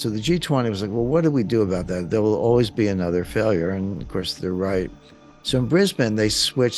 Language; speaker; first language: English; native; English